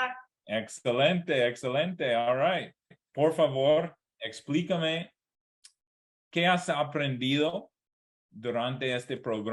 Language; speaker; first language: Spanish; non-native, fluent; English